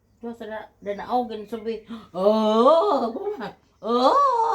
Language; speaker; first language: German; non-native, learner; Filipino